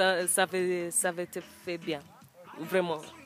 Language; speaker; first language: French; non-native, learner; English